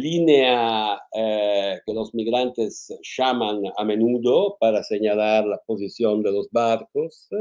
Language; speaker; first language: Spanish; non-native, fluent; Italian